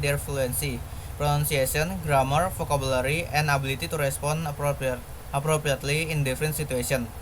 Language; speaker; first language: English; non-native, learner; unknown